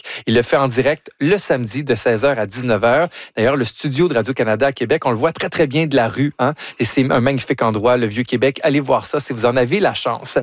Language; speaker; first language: French; native; French